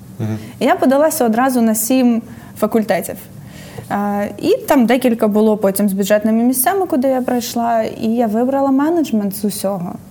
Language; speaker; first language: Ukrainian; native; Ukrainian